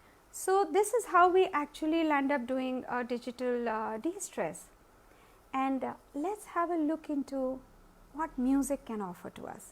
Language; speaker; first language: English; non-native, local second language; Hindi